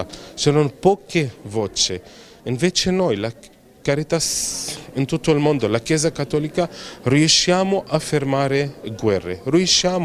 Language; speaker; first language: Italian; non-native, fluent; Arabic